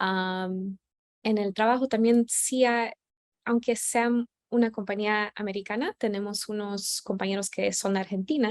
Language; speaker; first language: Spanish; early bilingual, heritage; Spanish